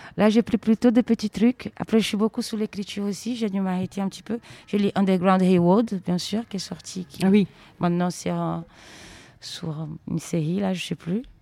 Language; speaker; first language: French; non-native, fluent; Portuguese